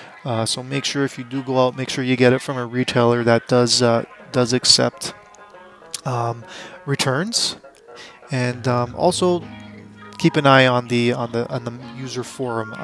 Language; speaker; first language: English; native; English